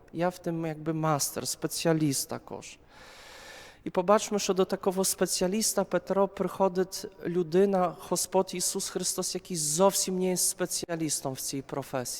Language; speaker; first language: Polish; non-native, learner; Ukrainian